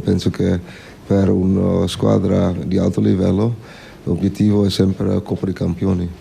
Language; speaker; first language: Italian; non-native, fluent; Dutch